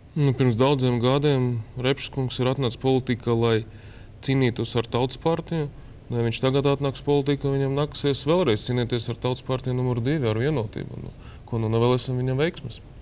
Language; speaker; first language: Latvian; non-native, local second language; Russian